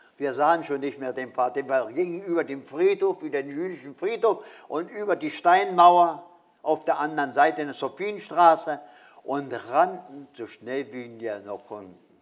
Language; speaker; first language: German; native; German